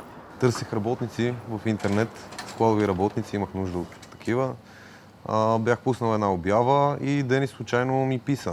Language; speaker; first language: Bulgarian; native; Bulgarian